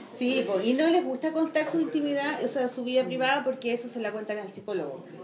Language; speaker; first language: Spanish; native; Spanish